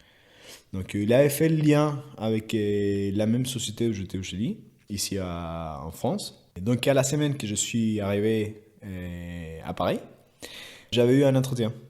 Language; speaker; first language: French; non-native, fluent; Spanish